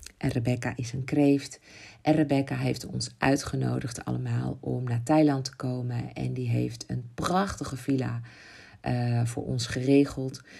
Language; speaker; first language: Dutch; native; Dutch